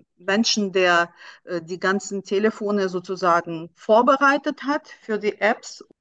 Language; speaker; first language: German; non-native, fluent; Russian